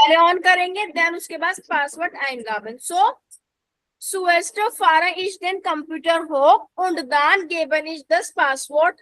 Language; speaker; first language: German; non-native, fluent; Hindi